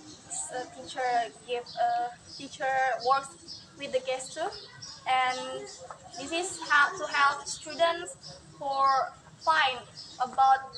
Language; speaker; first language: English; non-native, learner; Indonesian